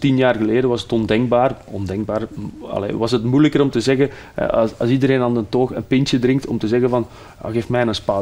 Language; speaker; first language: Dutch; native; Dutch